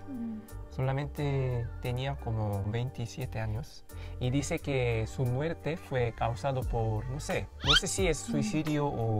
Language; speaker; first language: Spanish; non-native, fluent; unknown